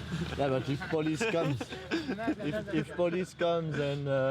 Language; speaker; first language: English; non-native, fluent; French